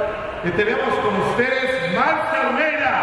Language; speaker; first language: Spanish; non-native, fluent; Portuguese